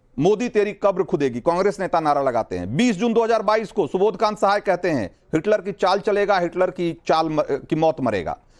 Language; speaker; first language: Hindi; native; Hindi